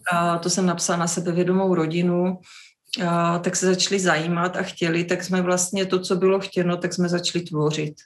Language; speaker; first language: Czech; native; Czech